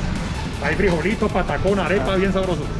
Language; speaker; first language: Spanish; native; Spanish